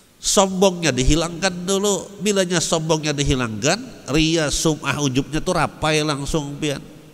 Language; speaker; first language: Indonesian; non-native, local second language; Banjar